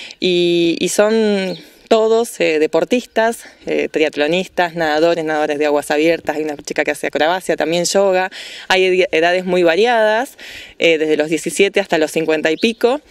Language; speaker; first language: Spanish; native; Spanish